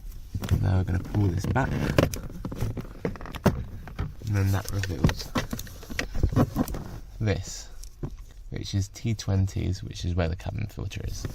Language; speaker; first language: English; native; English